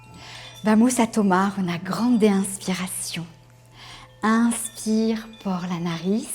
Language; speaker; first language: Spanish; non-native, fluent; French